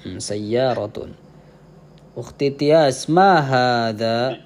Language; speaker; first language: Arabic; non-native, fluent; Indonesian